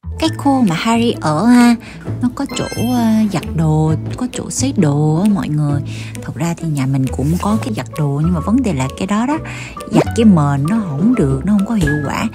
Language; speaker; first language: Vietnamese; early bilingual, heritage; Korean